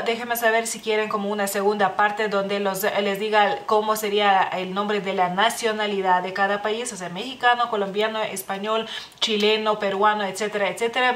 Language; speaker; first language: Spanish; non-native, fluent; Lithuanian